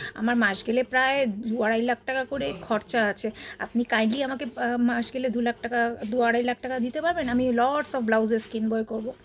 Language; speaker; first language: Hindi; non-native, local second language; Bangla